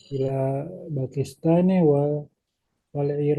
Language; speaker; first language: Arabic; non-native, learner; Indonesian